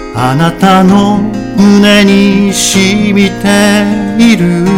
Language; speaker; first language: Japanese; native; Japanese